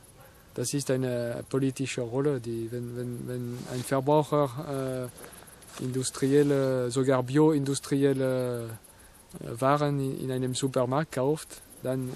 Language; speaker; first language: German; non-native, fluent; French